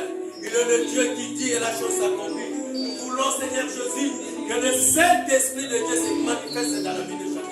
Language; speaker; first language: French; non-native, local second language; Lingala